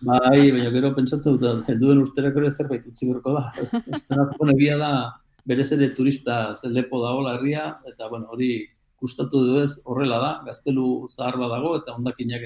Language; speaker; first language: Basque; native; Basque